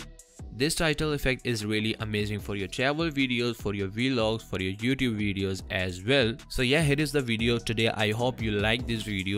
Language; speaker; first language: English; non-native, fluent; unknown